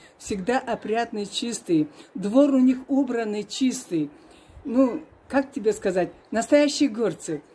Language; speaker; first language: Russian; non-native, local second language; Karachay-Balkar